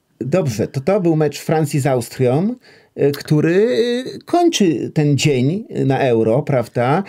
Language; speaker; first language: Polish; native; Polish